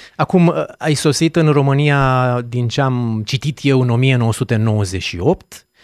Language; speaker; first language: Romanian; native; Romanian